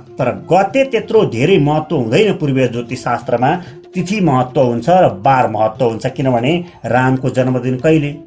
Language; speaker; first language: Nepali; native; Nepali